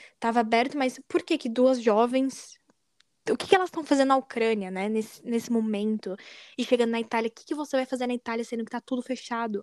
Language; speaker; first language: Portuguese; native; Portuguese